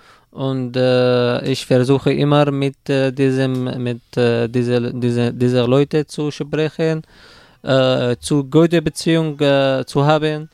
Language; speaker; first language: German; non-native, learner; Arabic